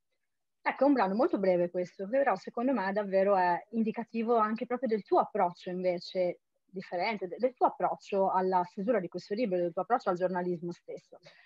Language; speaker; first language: Italian; native; Italian